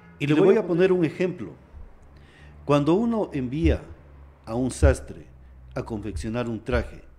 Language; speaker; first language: Spanish; native; Spanish